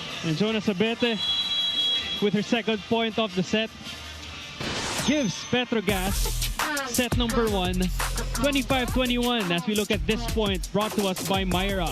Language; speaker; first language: English; non-native, local second language; Filipino